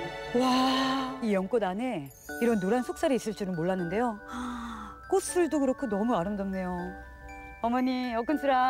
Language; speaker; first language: Korean; native; Korean